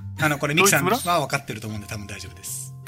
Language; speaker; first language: Japanese; native; Japanese